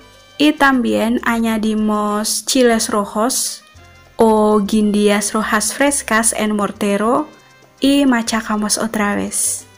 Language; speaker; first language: Spanish; non-native, fluent; Indonesian